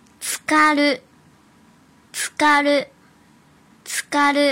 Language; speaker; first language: Japanese; early bilingual, other home language; Chinese